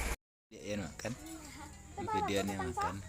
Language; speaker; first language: Indonesian; non-native, local second language; Minangkabau